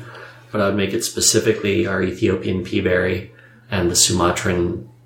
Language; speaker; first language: English; native; English